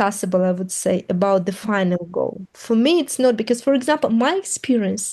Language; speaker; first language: English; non-native, fluent; Russian